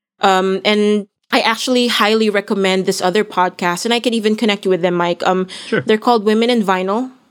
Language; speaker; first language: English; non-native, local second language; Filipino